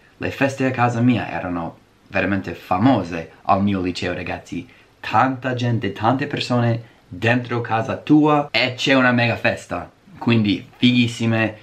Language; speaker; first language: Italian; non-native, fluent; English